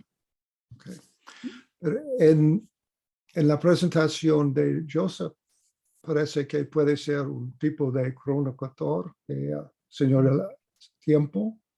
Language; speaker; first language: Spanish; non-native, fluent; English